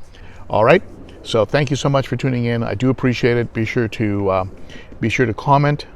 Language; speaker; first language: English; native; English